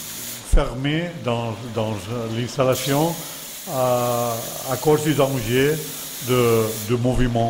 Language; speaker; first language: French; non-native, learner; Catalan